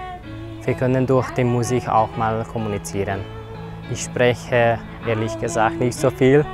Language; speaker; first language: German; non-native, fluent; Hungarian